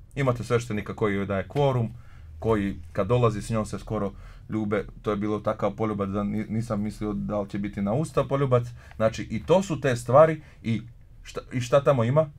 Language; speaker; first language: Croatian; non-native, local second language; Slovak